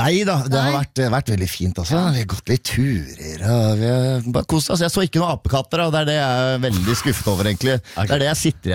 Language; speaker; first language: Norwegian; native; Norwegian